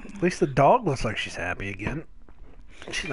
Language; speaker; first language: English; native; English